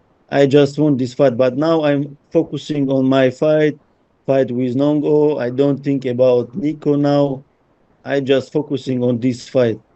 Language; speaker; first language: English; non-native, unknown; Russian